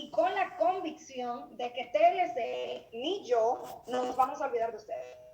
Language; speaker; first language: Spanish; native; Spanish